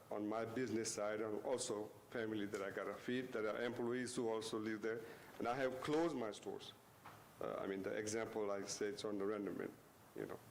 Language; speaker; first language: English; non-native, local second language; Gujarati